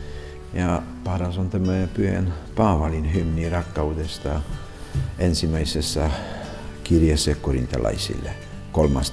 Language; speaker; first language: Finnish; non-native, fluent; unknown